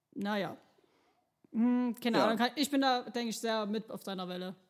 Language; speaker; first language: German; native; German